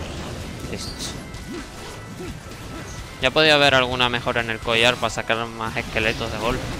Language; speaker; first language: Spanish; native; Spanish